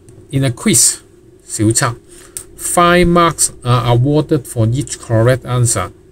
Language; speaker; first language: English; non-native, local second language; Cantonese